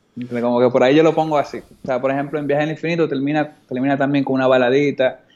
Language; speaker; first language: Spanish; native; Spanish